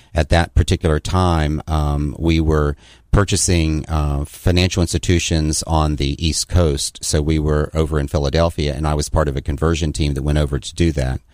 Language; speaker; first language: English; native; English